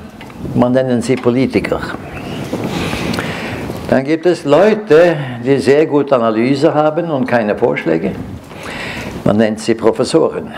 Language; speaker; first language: German; non-native, fluent; Norwegian